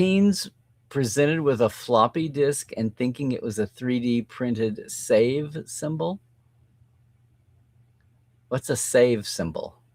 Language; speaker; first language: English; native; English